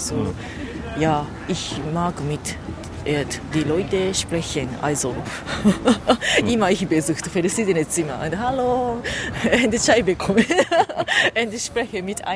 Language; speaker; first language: German; non-native, learner; Japanese